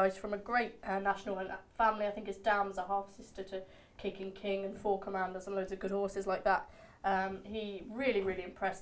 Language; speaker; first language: English; native; English